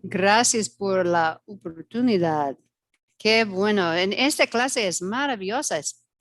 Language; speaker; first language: Spanish; non-native, learner; English